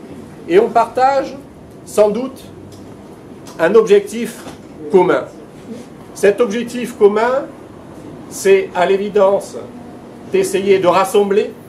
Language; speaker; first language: French; native; French